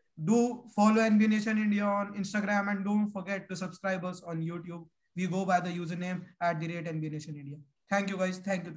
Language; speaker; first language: English; non-native, local second language; Hindi